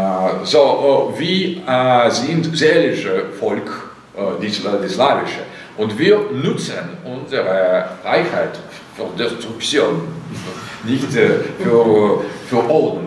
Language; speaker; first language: German; non-native, fluent; Russian